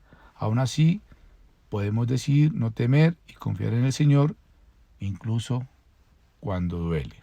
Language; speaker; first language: Spanish; native; Spanish